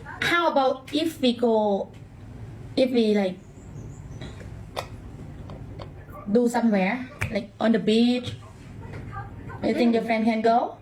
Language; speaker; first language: English; non-native, learner; Thai